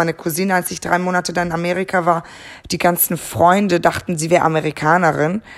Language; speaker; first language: German; early bilingual, other home language; Persian